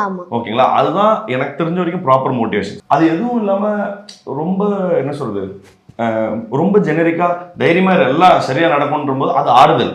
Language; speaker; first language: Tamil; native; Tamil